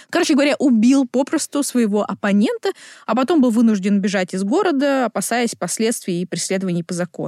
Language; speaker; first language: Russian; native; Russian